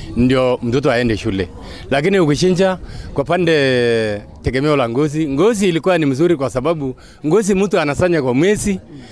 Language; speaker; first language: Swahili; non-native, local second language; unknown